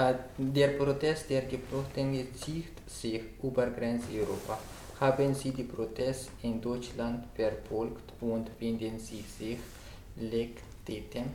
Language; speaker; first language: German; non-native, learner; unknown